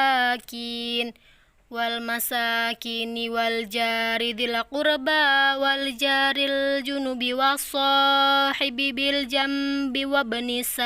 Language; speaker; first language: Indonesian; native; Indonesian